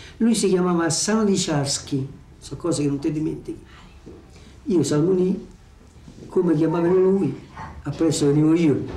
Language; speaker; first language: Italian; native; Italian